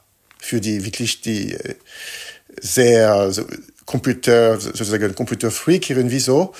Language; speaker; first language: German; non-native, fluent; French